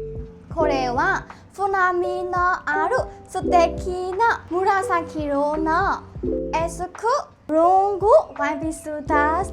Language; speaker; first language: Japanese; non-native, learner; Burmese